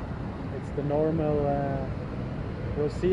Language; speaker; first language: English; non-native, fluent; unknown